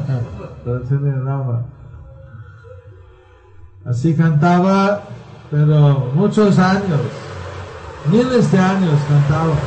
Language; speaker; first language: Spanish; non-native, learner; Bangla